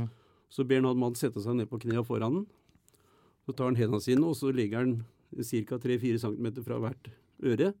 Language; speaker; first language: Norwegian; native; Norwegian